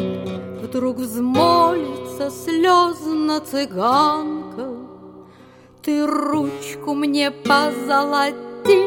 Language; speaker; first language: Russian; native; Russian